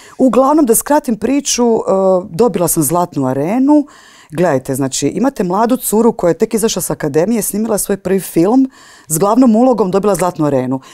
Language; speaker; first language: Croatian; native; Croatian